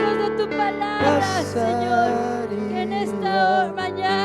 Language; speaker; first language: Spanish; native; Spanish